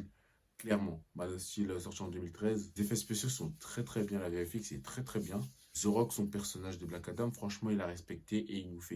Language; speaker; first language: French; native; French